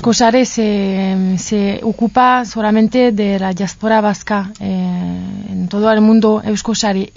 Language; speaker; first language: Spanish; non-native, fluent; French